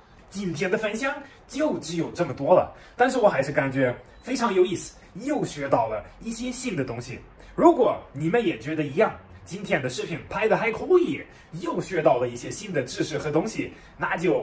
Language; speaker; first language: Chinese; non-native, fluent; German